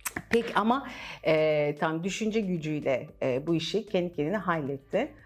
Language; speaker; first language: Turkish; native; Turkish